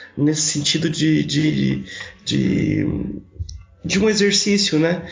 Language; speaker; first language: Portuguese; native; Portuguese